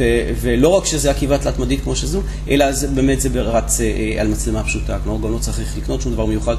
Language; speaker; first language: Hebrew; native; Hebrew